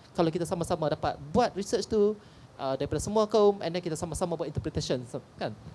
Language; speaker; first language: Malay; native; Malay